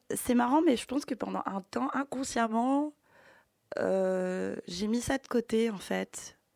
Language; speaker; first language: French; early bilingual, other home language; Ukrainian